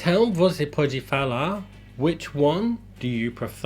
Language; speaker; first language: Portuguese; non-native, fluent; English